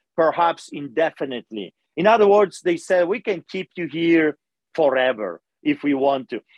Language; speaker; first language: English; non-native, fluent; Polish